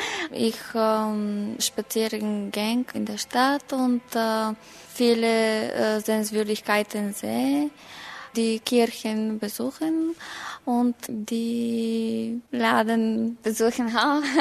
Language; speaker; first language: German; non-native, learner; Bulgarian